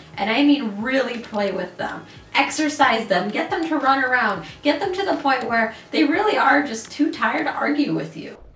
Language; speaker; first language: English; native; English